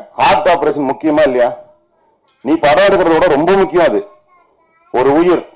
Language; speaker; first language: Tamil; native; Tamil